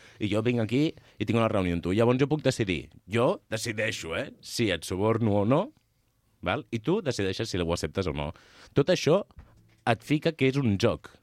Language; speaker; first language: Catalan; native; Catalan